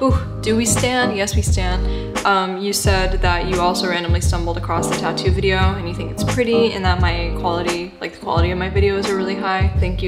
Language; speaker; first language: English; native; English